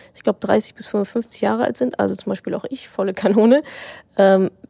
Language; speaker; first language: German; native; German